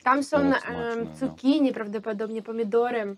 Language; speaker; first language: Polish; non-native, fluent; Russian